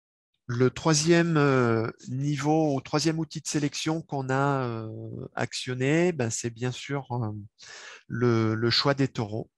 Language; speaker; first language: French; native; French